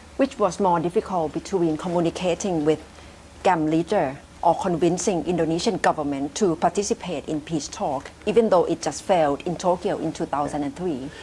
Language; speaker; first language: English; non-native, fluent; Thai